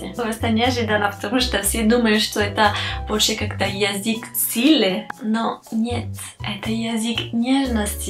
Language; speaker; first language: Russian; non-native, fluent; French